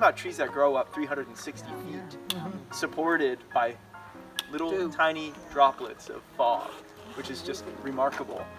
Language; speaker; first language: English; native; English